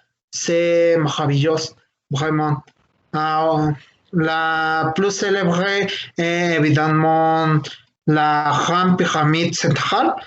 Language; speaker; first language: French; non-native, learner; Spanish